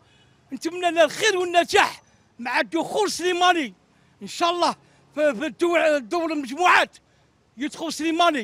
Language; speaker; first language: Arabic; native; Arabic